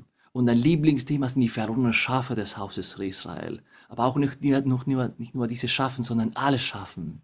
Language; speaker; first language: German; non-native, fluent; Spanish